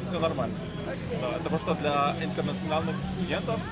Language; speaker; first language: Russian; early bilingual, heritage; Russian